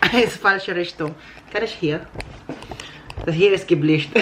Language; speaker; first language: German; non-native, learner; Filipino